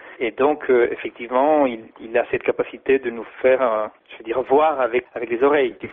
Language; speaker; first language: French; non-native, fluent; Spanish